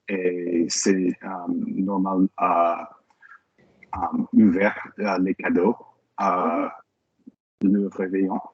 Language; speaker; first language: French; non-native, learner; English